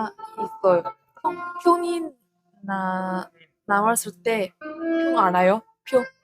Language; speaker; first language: Korean; non-native, learner; Chinese